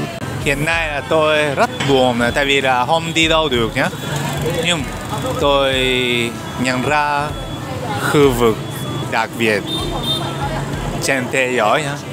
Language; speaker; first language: Vietnamese; non-native, learner; Japanese